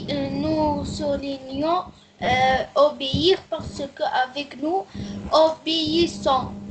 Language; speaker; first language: French; non-native, local second language; Arabic